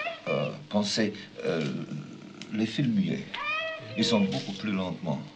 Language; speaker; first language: French; non-native, fluent; German